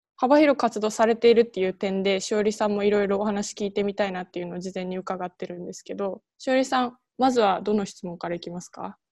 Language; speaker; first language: Japanese; native; Japanese